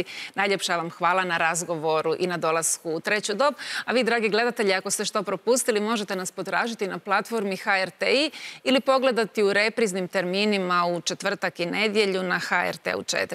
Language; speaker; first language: Croatian; native; Croatian